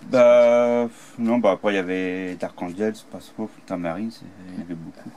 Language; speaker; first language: French; native; French